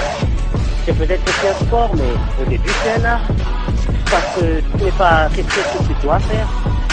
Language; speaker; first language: French; non-native, local second language; Malagasy